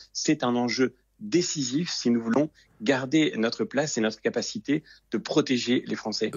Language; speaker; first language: French; native; French